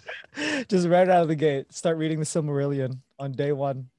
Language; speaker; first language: English; early bilingual, other home language; Filipino